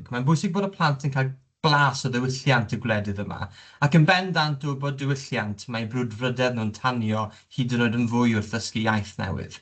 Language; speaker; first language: Welsh; native; Welsh